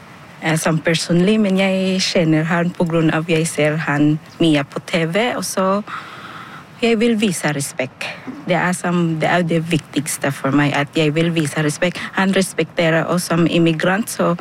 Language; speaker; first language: Norwegian; non-native, fluent; Filipino